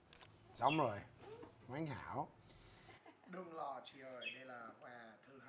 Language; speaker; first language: Vietnamese; non-native, learner; English